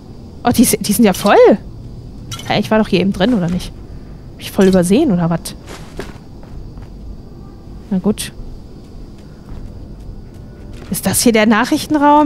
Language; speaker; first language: German; native; German